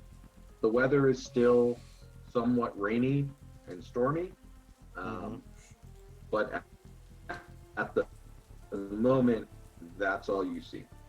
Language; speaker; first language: English; native; English